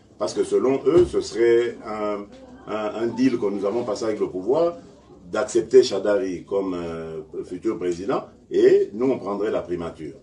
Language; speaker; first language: French; non-native, local second language; Luba-Lulua